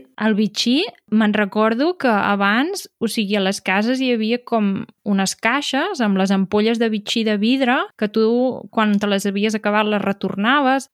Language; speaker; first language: Catalan; native; Catalan